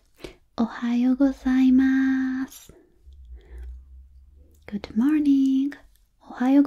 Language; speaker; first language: English; non-native, fluent; Spanish